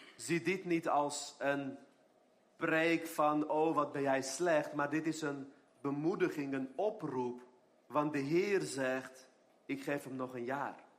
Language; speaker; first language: Dutch; non-native, fluent; Armenian